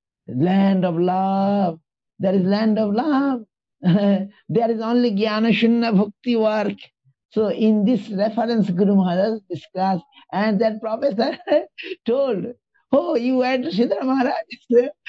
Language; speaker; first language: English; non-native, local second language; Bangla